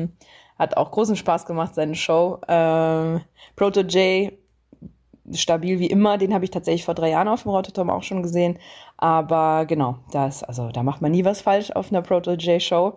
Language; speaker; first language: German; native; German